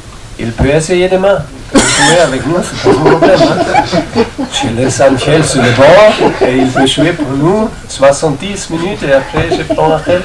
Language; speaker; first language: French; non-native, fluent; German